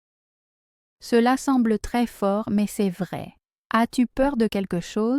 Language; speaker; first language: French; native; French